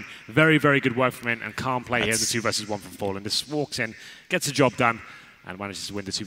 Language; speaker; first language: English; native; English